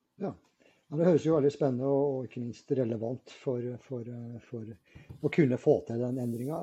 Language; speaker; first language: Norwegian; native; Norwegian